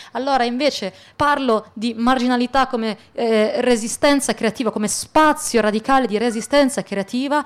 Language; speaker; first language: Italian; early bilingual, other home language; Arabic